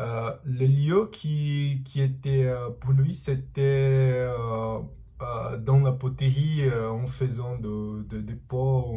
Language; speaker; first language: French; non-native, learner; Portuguese